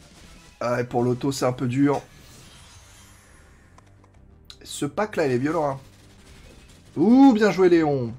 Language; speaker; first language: French; native; French